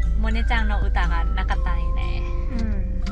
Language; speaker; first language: Japanese; non-native, learner; Thai